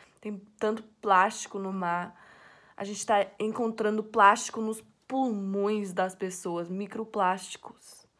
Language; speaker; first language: Portuguese; non-native, fluent; English